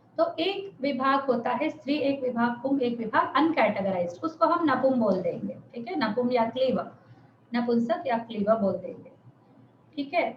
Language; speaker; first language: Hindi; non-native, local second language; Telugu